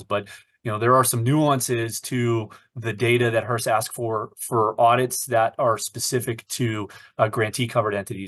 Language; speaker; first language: English; native; English